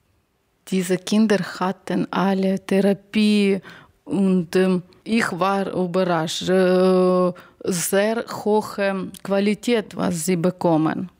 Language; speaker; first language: German; non-native, learner; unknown